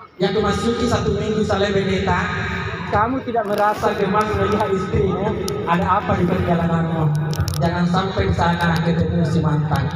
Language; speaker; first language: Indonesian; non-native, local second language; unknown